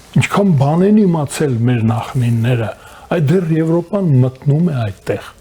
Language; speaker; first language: Armenian; native; Armenian